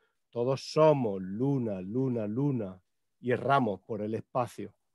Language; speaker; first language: Spanish; native; Spanish